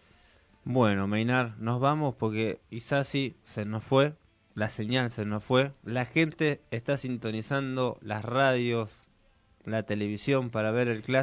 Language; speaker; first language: Spanish; native; Spanish